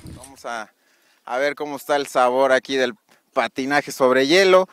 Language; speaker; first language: Spanish; native; Spanish